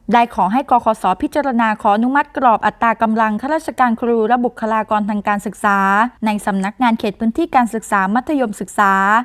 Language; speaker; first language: Thai; native; Thai